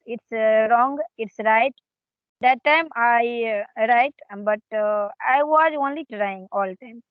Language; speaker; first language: English; non-native, learner; Hindi